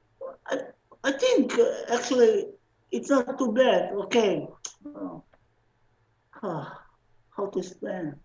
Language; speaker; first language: English; non-native, learner; Slovenian